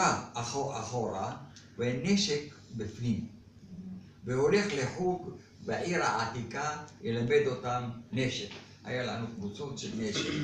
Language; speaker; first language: Hebrew; non-native, fluent; Arabic